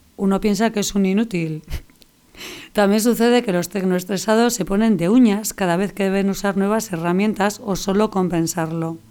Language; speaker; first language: Spanish; non-native, local second language; Basque